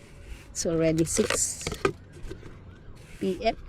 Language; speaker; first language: English; non-native, learner; Filipino